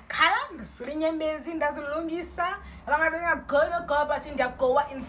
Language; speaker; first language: English; non-native, local second language; Xhosa